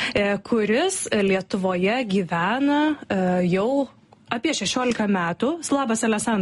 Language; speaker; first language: Lithuanian; native; Lithuanian